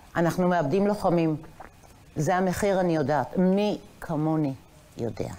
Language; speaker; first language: Hebrew; native; Hebrew